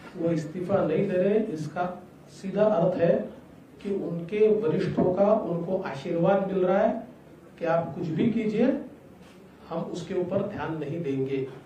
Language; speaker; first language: Hindi; non-native, local second language; Marathi